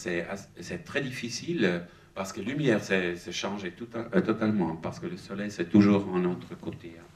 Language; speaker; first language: French; non-native, learner; German